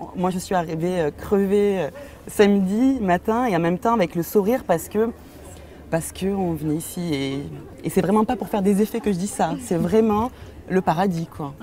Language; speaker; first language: French; early bilingual, other home language; Arabic